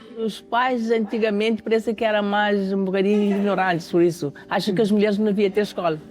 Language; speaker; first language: Portuguese; non-native, local second language; Kabuverdianu